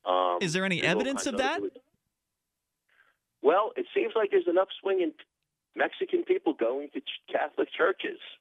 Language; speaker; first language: English; native; English